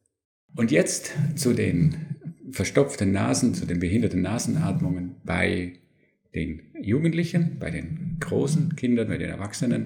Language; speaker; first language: German; native; German